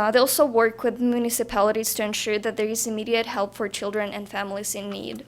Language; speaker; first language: English; non-native, fluent; Ukrainian